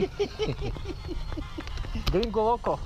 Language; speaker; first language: Spanish; non-native, learner; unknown